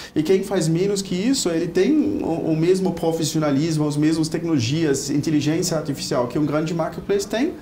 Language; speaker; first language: Portuguese; non-native, fluent; German